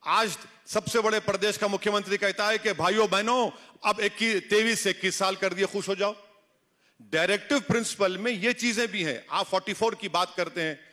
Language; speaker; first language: Hindi; non-native, local second language; Urdu